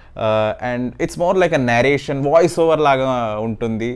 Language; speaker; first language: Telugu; non-native, learner; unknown